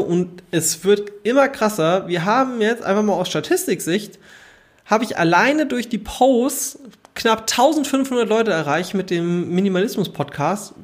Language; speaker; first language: German; native; German